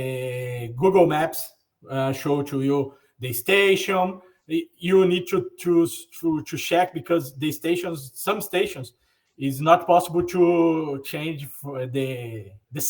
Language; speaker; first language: English; non-native, learner; Portuguese